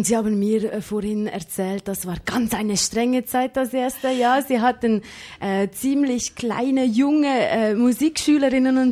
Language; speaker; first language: German; native; German